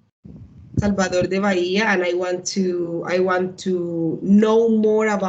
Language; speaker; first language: English; non-native, learner; Spanish